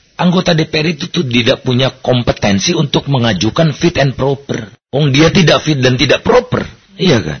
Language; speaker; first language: Indonesian; native; Indonesian